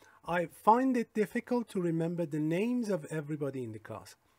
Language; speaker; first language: English; non-native, fluent; Persian